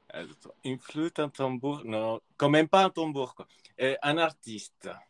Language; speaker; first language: French; early bilingual, other home language; Spanish